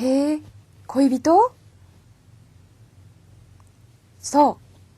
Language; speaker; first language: Japanese; non-native, fluent; Korean